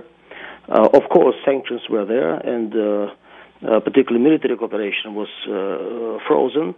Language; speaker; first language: English; non-native, fluent; Russian